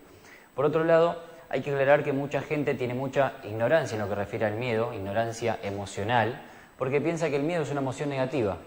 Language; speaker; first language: Spanish; native; Spanish